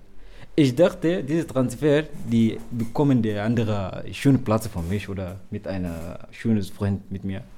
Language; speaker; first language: German; non-native, learner; Arabic